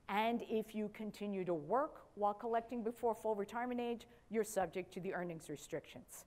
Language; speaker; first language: English; native; English